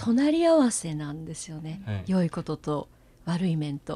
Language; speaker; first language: Japanese; native; Japanese